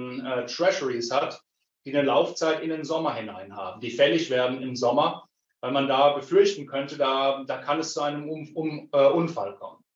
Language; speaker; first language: German; native; German